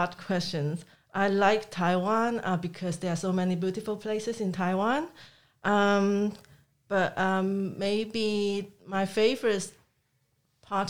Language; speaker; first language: English; non-native, local second language; Cantonese